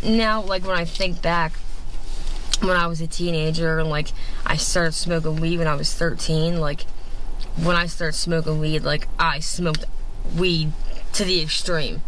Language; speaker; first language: English; native; English